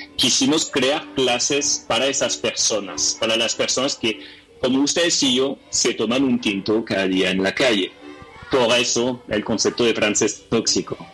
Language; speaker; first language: Spanish; non-native, fluent; French